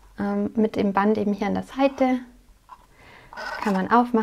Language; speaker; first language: German; native; German